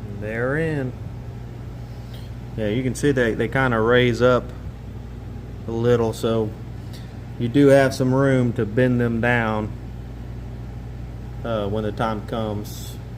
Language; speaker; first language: English; native; English